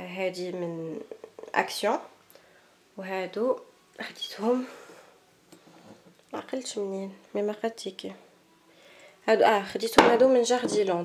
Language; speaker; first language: Arabic; early bilingual, heritage; Arabic